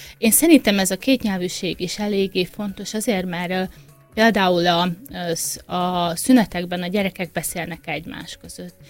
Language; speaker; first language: Hungarian; native; Hungarian